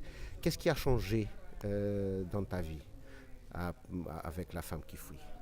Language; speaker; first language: French; non-native, learner; Portuguese